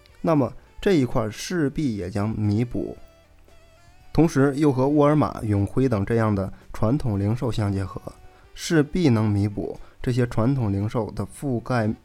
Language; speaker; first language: Chinese; native; Chinese